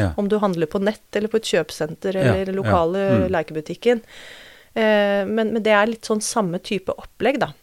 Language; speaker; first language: Norwegian; native; Norwegian